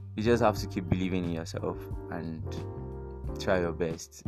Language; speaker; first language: English; non-native, local second language; Igbo